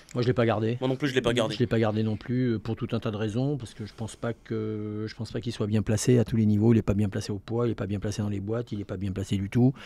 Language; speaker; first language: French; native; French